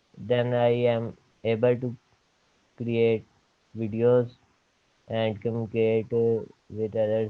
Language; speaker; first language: English; non-native, learner; Urdu